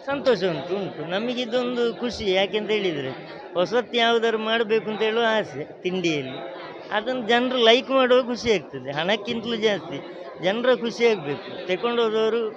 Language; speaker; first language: Kannada; native; Kannada